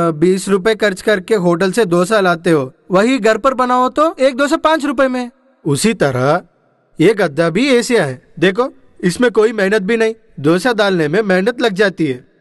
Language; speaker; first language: Hindi; non-native, local second language; Telugu